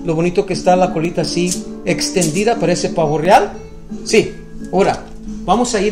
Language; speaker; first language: Spanish; early bilingual, other home language; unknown